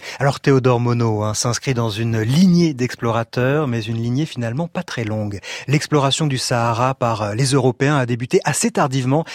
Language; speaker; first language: French; native; French